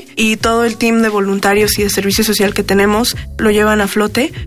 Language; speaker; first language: Spanish; native; Spanish